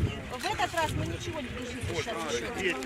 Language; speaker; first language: Russian; native; Russian